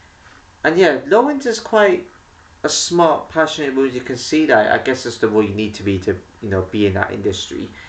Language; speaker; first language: English; native; English